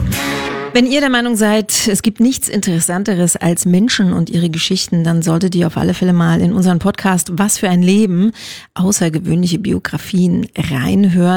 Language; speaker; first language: German; native; German